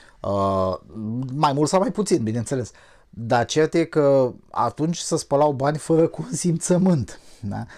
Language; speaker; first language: Romanian; native; Romanian